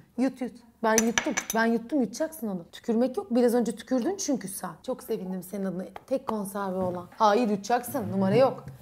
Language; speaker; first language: Turkish; native; Turkish